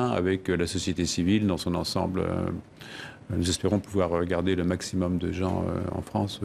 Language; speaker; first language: French; native; French